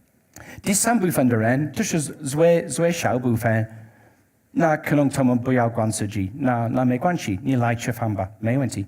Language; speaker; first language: Chinese; non-native, learner; English